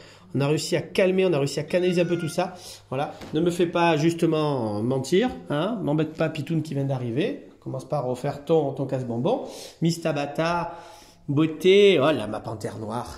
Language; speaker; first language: French; native; French